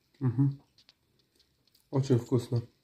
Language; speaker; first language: Russian; non-native, fluent; Uzbek